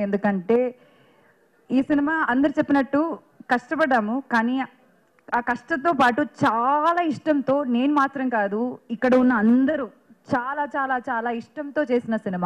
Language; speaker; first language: Telugu; non-native, fluent; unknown